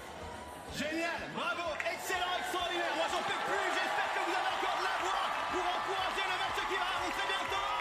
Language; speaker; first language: French; native; French